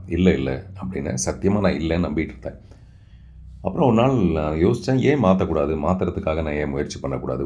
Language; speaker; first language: Tamil; non-native, local second language; Telugu